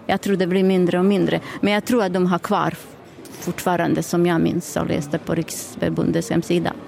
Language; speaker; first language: Swedish; non-native, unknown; Bosnian